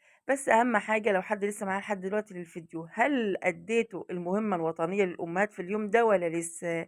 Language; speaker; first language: Arabic; native; Arabic